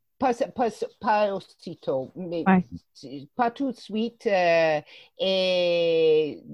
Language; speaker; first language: French; non-native, fluent; English